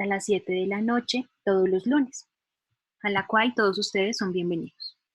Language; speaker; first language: Spanish; native; Spanish